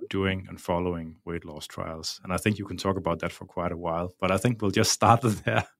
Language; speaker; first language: English; non-native, fluent; Danish